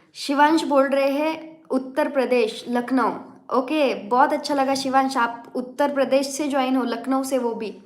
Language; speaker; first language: Hindi; non-native, local second language; Marathi